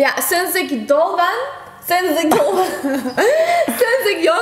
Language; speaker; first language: Dutch; early bilingual, other home language; Turkish